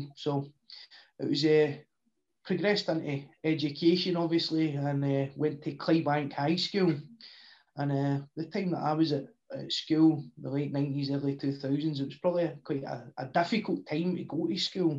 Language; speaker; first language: English; native; English